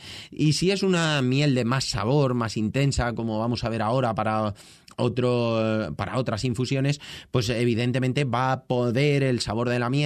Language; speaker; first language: Spanish; native; Spanish